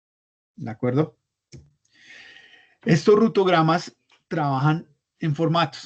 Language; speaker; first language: Spanish; native; Spanish